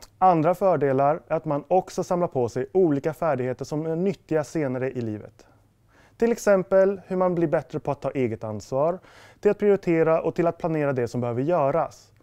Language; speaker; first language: Swedish; native; Swedish